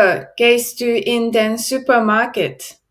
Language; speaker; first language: German; non-native, learner; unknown